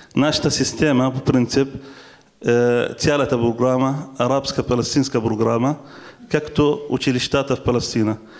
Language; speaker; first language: Bulgarian; non-native, fluent; Arabic